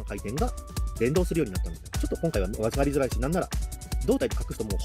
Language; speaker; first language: Japanese; native; Japanese